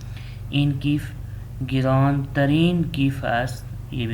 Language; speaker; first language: Persian; non-native, fluent; Urdu